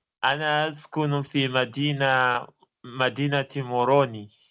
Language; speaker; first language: Arabic; non-native, learner; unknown